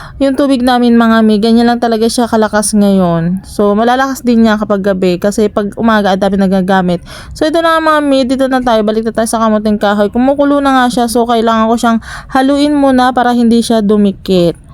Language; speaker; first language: Filipino; non-native, local second language; Bikol